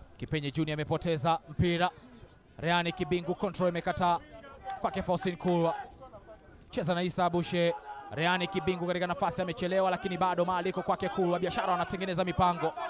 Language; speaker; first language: Swahili; native; Swahili